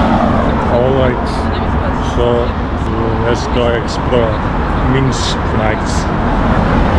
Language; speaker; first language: English; non-native, learner; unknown